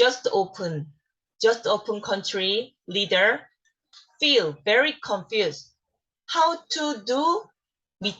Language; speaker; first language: English; non-native, learner; Korean